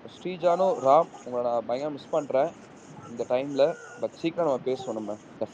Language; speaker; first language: Tamil; native; Tamil